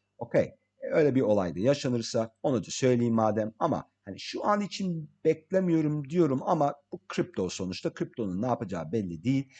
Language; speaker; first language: Turkish; early bilingual, heritage; English